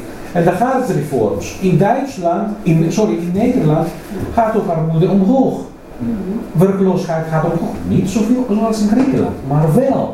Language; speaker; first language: Dutch; non-native, fluent; Greek